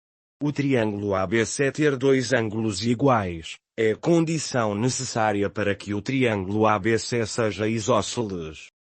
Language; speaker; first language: Portuguese; native; Portuguese